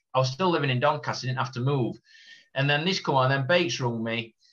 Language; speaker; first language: English; native; English